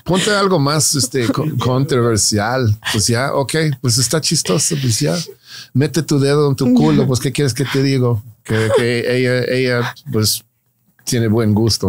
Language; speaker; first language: Spanish; non-native, fluent; English